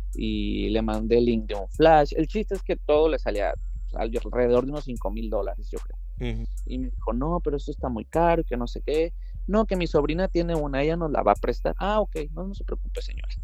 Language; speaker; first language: Spanish; native; Spanish